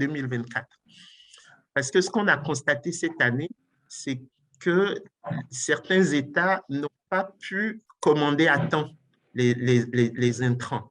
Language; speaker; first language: French; non-native, local second language; Ewe